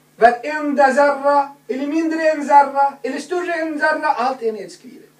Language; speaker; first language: Swedish; non-native, fluent; Arabic